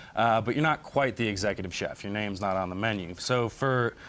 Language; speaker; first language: English; native; English